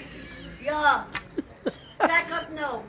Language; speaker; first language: Dutch; non-native, local second language; Sranan Tongo